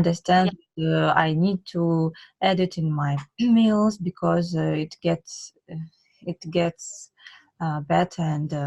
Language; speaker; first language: English; non-native, learner; Russian